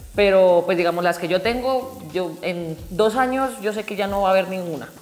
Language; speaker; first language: Spanish; native; Spanish